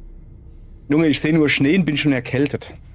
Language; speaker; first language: German; native; German